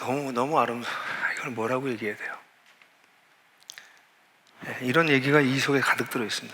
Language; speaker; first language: Korean; native; Korean